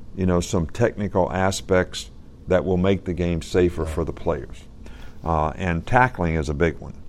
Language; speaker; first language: English; native; English